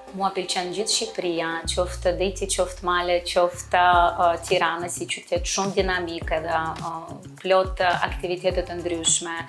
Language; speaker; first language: Albanian; non-native, fluent; Russian